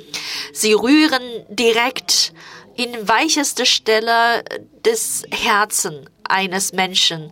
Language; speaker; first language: German; non-native, fluent; Chinese